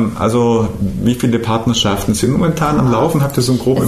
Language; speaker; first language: German; native; German